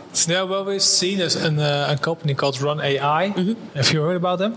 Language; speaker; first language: English; non-native, fluent; Dutch